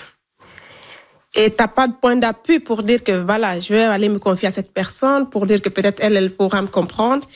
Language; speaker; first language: French; non-native, local second language; Fula